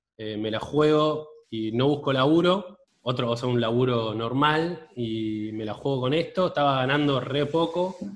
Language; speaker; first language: Spanish; native; Spanish